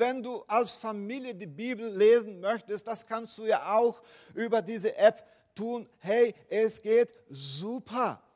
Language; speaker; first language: German; non-native, fluent; Portuguese